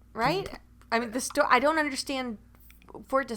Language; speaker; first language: English; native; English